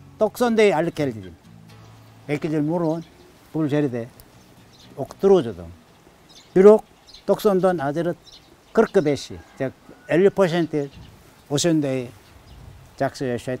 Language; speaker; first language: Kyrgyz; non-native, learner; Korean